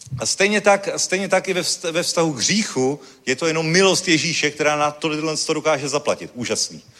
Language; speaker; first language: Czech; native; Czech